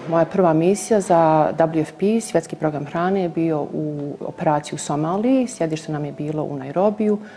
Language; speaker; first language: Serbian; native; Serbian